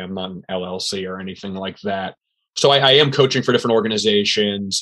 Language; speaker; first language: English; native; English